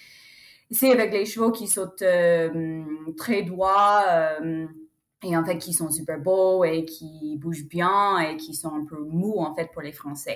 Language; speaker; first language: French; non-native, fluent; English